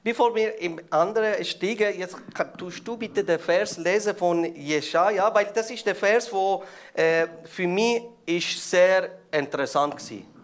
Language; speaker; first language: German; non-native, fluent; Persian